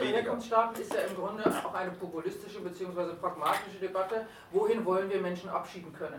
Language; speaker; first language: German; native; German